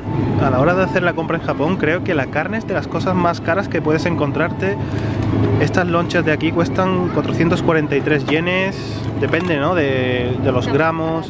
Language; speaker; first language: Spanish; native; Spanish